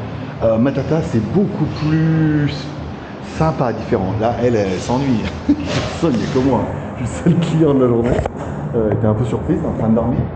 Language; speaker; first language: French; native; French